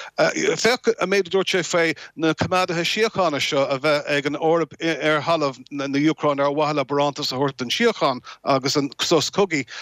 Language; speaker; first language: Irish; non-native, local second language; English